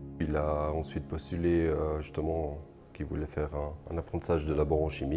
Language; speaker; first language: French; native; French